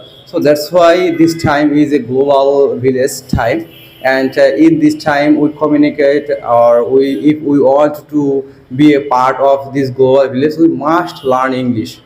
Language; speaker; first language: English; non-native, learner; Bangla